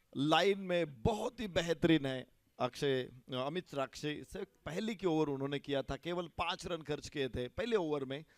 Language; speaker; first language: Hindi; non-native, local second language; Marathi